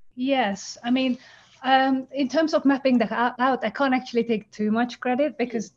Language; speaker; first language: English; non-native, fluent; Hungarian